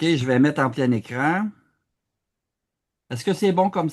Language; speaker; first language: French; native; French